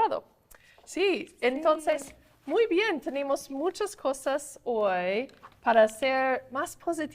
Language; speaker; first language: Spanish; non-native, fluent; English